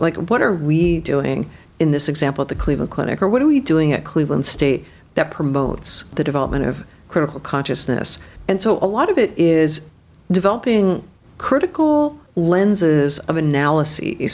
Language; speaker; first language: English; native; English